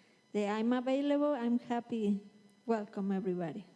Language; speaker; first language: English; non-native, learner; Spanish